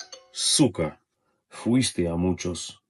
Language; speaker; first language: Spanish; non-native, learner; Russian